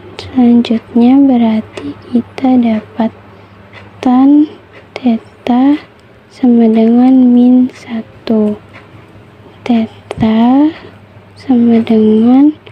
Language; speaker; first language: Indonesian; native; Indonesian